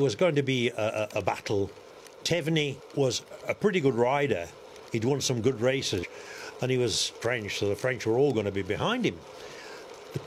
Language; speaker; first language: English; native; English